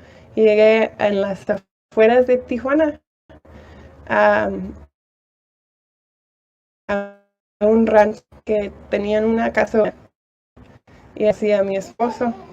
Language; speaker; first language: Spanish; non-native, fluent; English